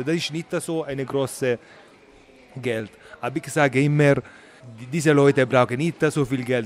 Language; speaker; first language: German; non-native, learner; Italian